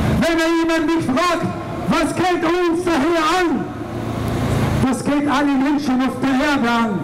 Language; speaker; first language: German; non-native, learner; Arabic